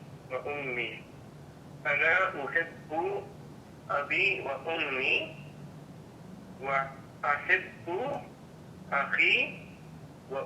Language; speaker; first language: Arabic; non-native, learner; English